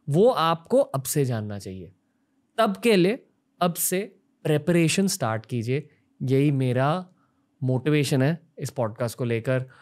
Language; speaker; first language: Hindi; native; Hindi